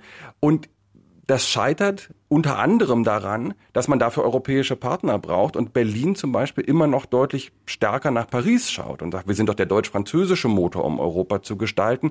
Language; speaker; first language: German; native; German